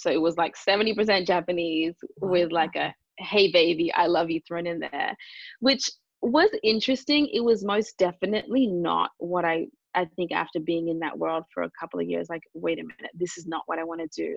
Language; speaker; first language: English; early bilingual, other home language; Japanese